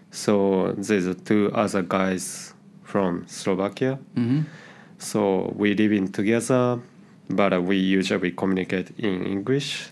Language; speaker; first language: English; non-native, learner; Japanese